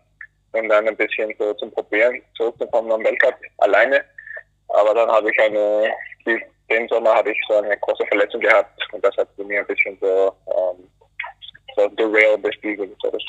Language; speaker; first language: German; non-native, fluent; English